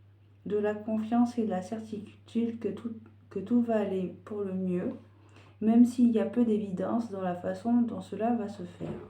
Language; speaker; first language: French; native; French